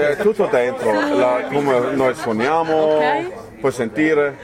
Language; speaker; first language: Italian; non-native, learner; German